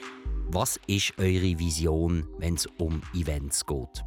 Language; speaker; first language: German; native; German